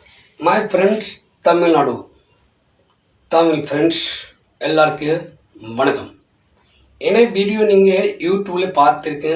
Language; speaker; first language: Tamil; non-native, learner; Hindi